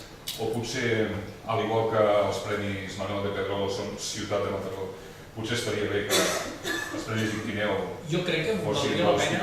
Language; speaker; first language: Catalan; native; Catalan